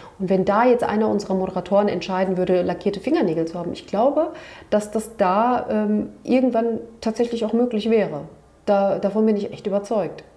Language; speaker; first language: German; early bilingual, other home language; Turkish